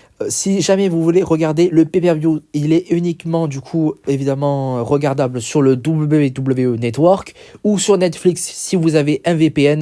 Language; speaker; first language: French; native; French